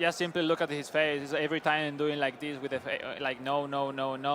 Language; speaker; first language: English; non-native, fluent; Spanish